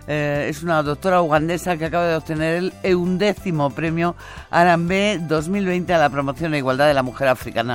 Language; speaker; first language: Spanish; native; Spanish